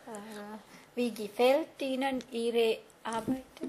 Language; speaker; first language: German; non-native, learner; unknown